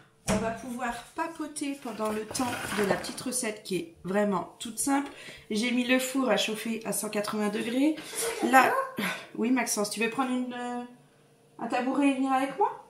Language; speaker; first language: French; native; French